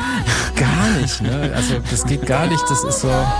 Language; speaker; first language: German; native; German